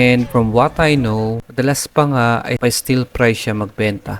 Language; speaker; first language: Filipino; native; Filipino